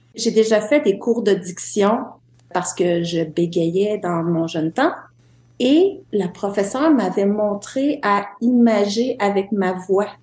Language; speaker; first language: French; native; French